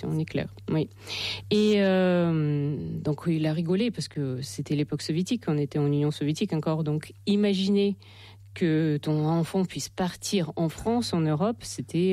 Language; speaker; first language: French; non-native, fluent; Russian